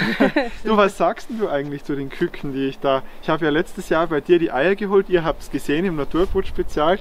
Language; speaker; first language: German; native; German